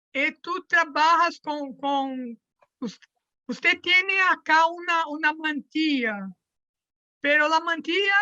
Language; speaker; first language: Spanish; non-native, learner; Portuguese